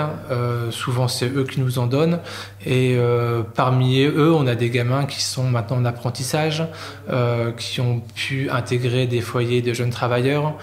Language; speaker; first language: French; native; French